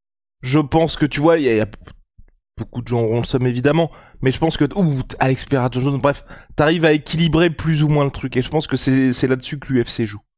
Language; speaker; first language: French; native; French